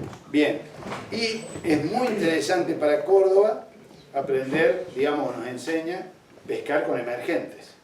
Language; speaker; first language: Spanish; native; Spanish